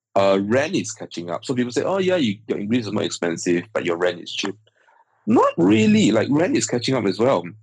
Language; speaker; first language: English; native; English